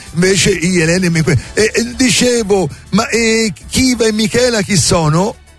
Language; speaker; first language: Italian; native; Italian